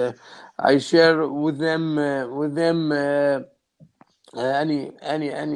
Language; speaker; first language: English; non-native, learner; Arabic